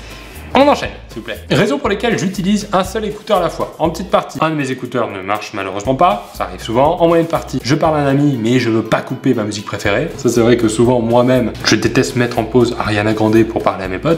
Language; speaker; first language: French; native; French